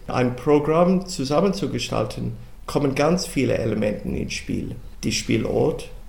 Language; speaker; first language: German; non-native, fluent; English